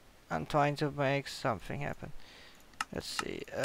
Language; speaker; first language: English; non-native, learner; German